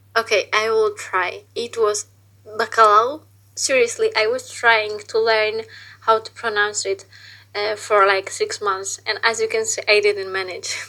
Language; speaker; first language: English; non-native, fluent; Polish